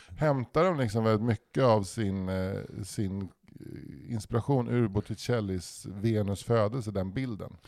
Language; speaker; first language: Swedish; native; Swedish